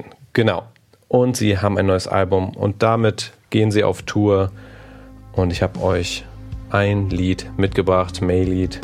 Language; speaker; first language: German; native; German